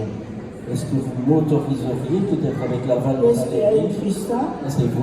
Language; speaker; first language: French; native; French